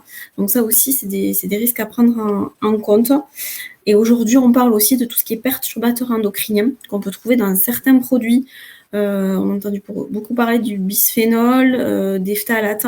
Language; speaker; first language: French; native; French